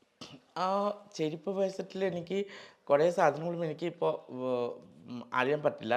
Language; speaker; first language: Malayalam; non-native, learner; Assamese